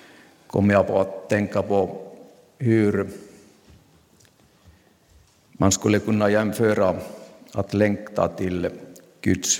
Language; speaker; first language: Swedish; non-native, local second language; Finnish